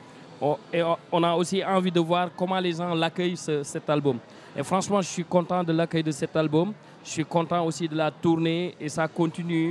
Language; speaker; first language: French; non-native, local second language; Wolof